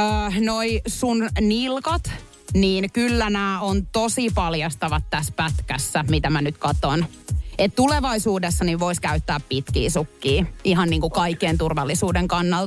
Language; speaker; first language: Finnish; native; Finnish